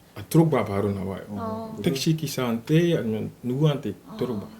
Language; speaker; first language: Korean; non-native, fluent; French